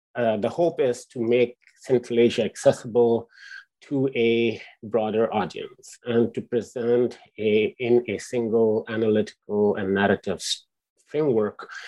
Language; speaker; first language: English; non-native, local second language; Urdu